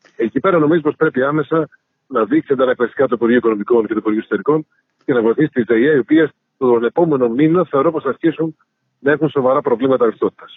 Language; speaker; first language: Greek; native; Greek